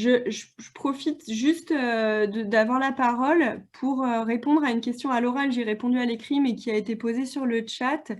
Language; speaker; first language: French; native; French